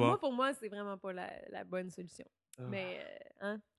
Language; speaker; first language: French; native; French